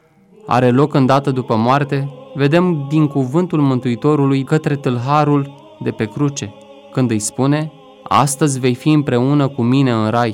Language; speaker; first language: Romanian; native; Romanian